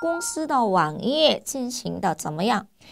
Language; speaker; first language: Chinese; non-native, fluent; Korean